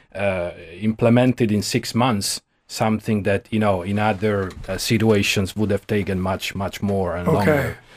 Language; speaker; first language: English; non-native, fluent; Italian